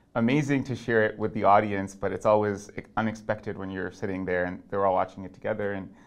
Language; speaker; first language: English; non-native, local second language; Urdu